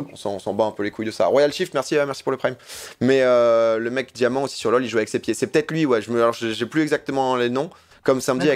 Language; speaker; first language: French; native; French